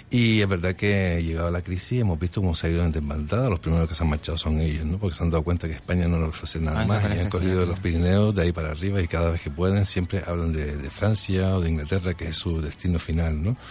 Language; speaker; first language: Spanish; early bilingual, other home language; French